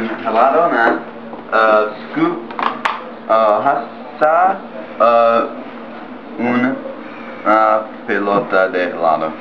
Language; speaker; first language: Spanish; non-native, learner; English